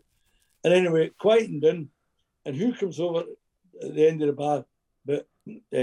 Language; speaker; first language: English; native; English